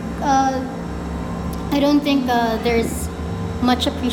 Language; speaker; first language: English; non-native, local second language; Filipino